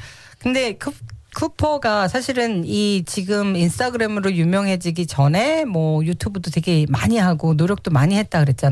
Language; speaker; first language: Korean; native; Korean